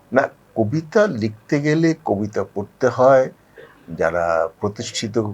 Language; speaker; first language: Bangla; native; Bangla